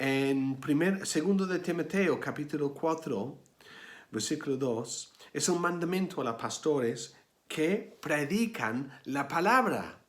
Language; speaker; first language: Spanish; non-native, fluent; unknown